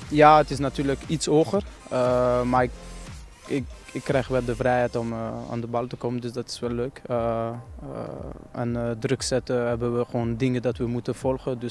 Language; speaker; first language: Dutch; non-native, fluent; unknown